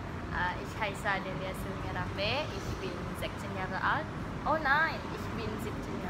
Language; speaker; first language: German; non-native, learner; Indonesian